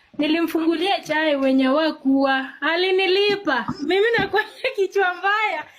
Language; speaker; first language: Swahili; native; Swahili